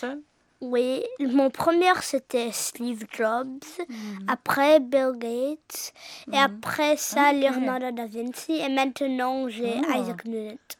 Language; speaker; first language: French; early bilingual, heritage; English